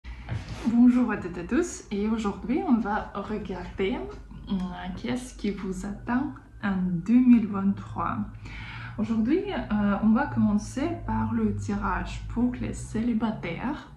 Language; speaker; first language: French; non-native, fluent; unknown